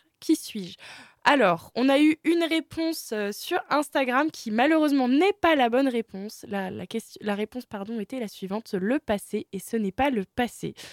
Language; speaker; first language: French; native; French